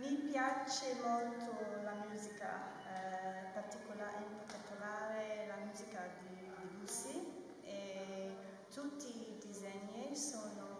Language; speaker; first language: Italian; non-native, learner; English